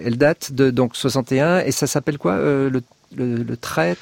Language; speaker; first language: French; native; French